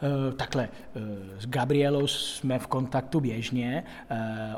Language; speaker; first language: Czech; non-native, fluent; Italian